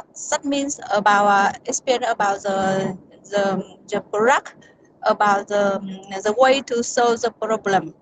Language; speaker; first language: English; non-native, learner; Vietnamese